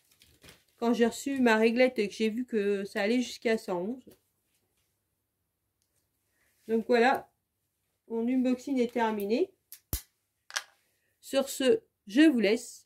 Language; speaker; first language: French; native; French